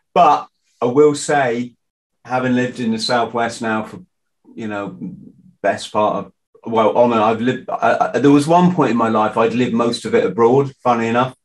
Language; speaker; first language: English; native; English